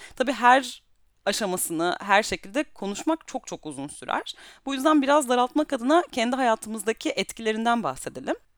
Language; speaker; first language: Turkish; native; Turkish